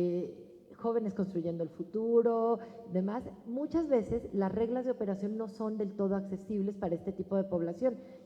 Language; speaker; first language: Spanish; native; Spanish